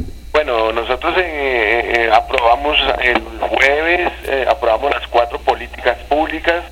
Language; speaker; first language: Spanish; native; Spanish